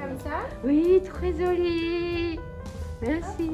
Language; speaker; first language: French; non-native, learner; Japanese